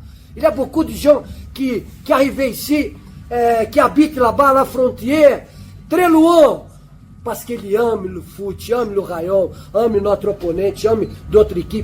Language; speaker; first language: French; non-native, fluent; Portuguese